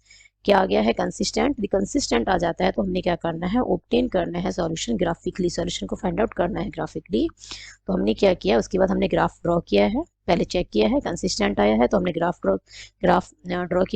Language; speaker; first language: Hindi; native; Hindi